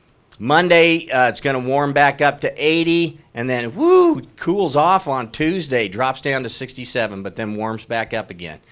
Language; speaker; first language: English; native; English